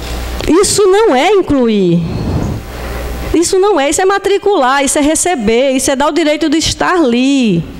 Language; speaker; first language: Portuguese; native; Portuguese